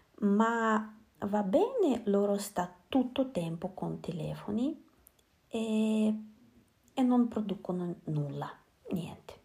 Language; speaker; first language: Italian; non-native, learner; Russian